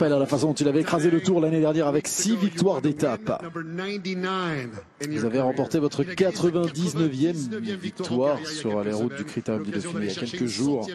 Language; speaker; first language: French; native; French